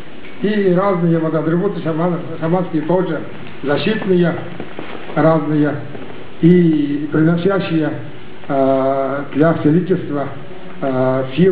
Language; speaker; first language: Russian; non-native, local second language; Tuvinian